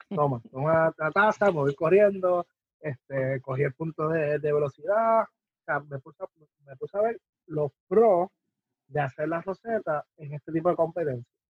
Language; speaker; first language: Spanish; native; Spanish